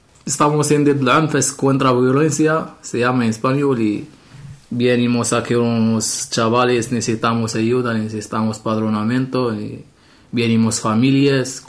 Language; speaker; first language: Spanish; non-native, learner; Arabic